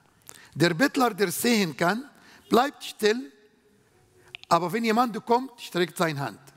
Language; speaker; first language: German; non-native, fluent; Arabic